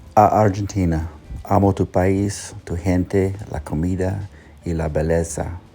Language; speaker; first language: Spanish; non-native, learner; English